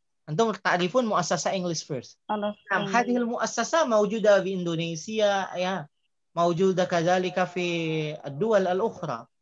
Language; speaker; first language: Arabic; non-native, fluent; Indonesian